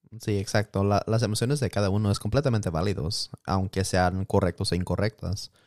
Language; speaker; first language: Spanish; early bilingual, heritage; Spanish